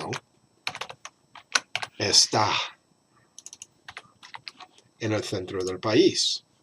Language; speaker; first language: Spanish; non-native, fluent; English